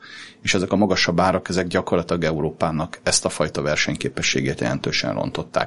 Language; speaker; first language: Hungarian; native; Hungarian